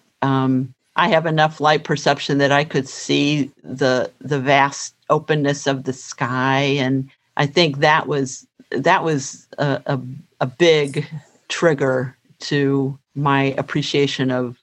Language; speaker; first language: English; native; English